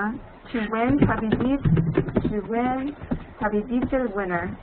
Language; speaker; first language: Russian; non-native, learner; English